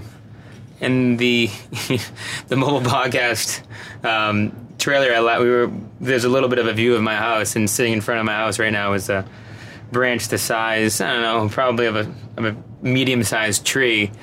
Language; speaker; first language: English; native; English